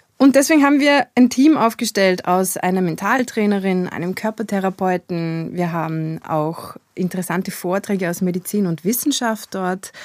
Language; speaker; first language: German; native; German